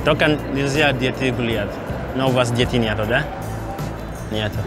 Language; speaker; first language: Russian; non-native, learner; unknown